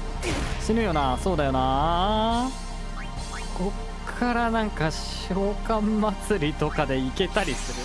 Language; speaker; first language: Japanese; native; Japanese